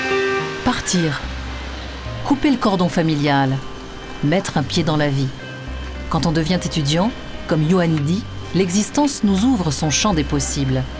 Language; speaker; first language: French; native; French